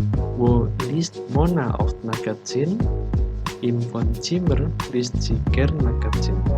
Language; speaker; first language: German; non-native, learner; Indonesian